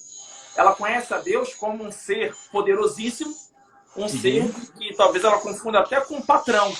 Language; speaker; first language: Portuguese; native; Portuguese